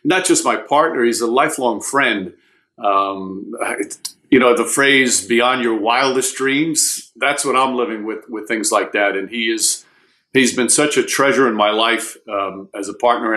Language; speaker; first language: English; native; English